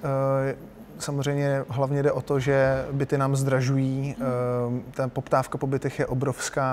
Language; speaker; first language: Czech; native; Czech